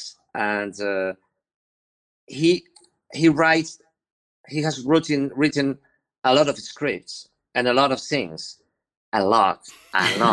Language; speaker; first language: English; non-native, learner; Spanish